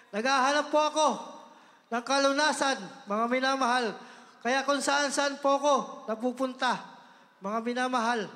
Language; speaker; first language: Filipino; native; Filipino